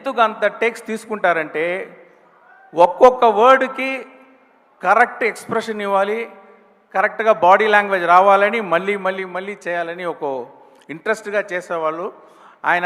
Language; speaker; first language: Telugu; non-native, learner; Tamil